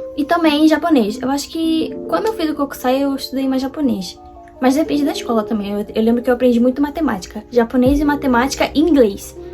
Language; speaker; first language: Portuguese; native; Portuguese